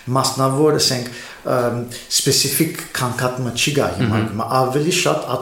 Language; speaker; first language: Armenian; native; Armenian